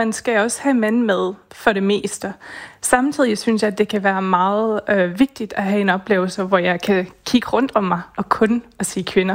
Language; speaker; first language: Danish; non-native, fluent; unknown